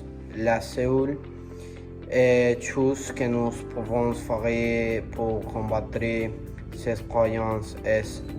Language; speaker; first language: French; non-native, learner; Spanish